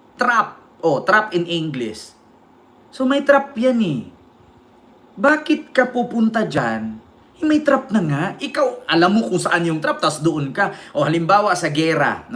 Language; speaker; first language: Filipino; non-native, local second language; Cebuano